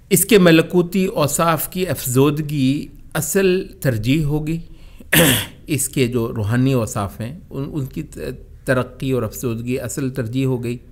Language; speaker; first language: Urdu; native; Urdu